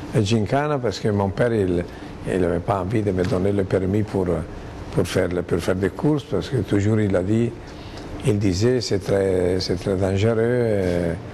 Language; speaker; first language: French; non-native, fluent; Italian